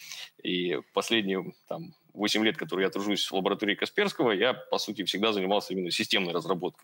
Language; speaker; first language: Russian; native; Russian